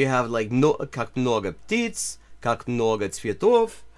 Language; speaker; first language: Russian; non-native, fluent; English